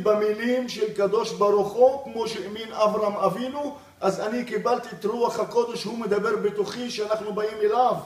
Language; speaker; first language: Hebrew; non-native, local second language; Arabic